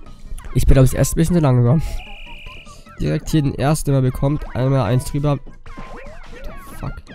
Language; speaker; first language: German; native; German